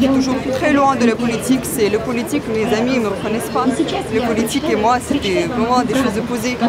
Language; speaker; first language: French; non-native, fluent; Russian